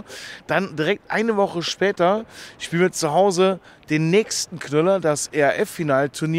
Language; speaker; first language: German; native; German